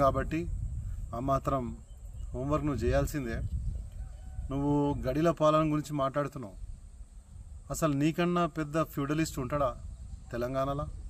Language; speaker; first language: Telugu; native; Telugu